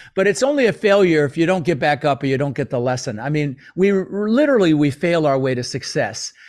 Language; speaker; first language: English; early bilingual, other home language; Dutch